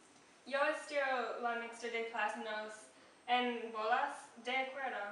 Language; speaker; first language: Spanish; non-native, learner; English